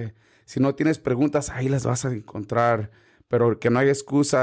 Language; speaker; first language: Spanish; early bilingual, heritage; Spanish